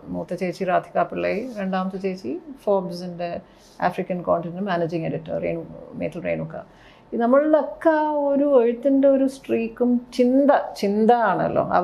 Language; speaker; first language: Malayalam; early bilingual, heritage; Malayalam